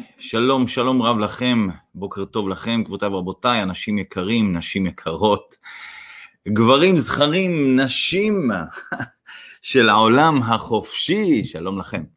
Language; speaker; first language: Hebrew; non-native, fluent; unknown